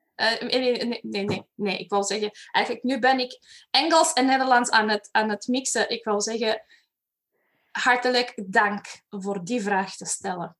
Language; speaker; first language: Dutch; non-native, fluent; Romanian